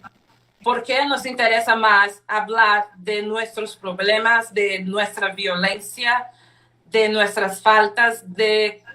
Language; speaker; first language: Spanish; non-native, fluent; Portuguese